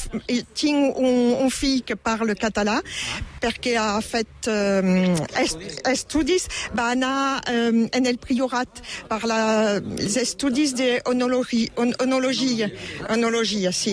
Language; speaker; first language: Catalan; non-native, learner; French